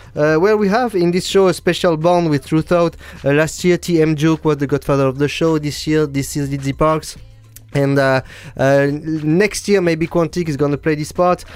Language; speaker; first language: English; non-native, fluent; French